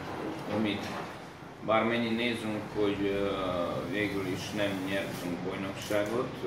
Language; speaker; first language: Hungarian; non-native, fluent; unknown